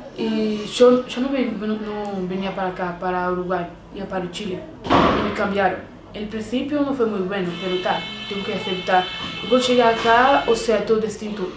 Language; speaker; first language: Spanish; non-native, learner; Portuguese